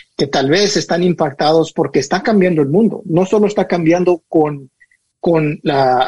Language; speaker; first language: Spanish; early bilingual, heritage; Spanish